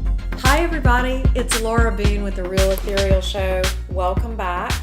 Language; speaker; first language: English; native; English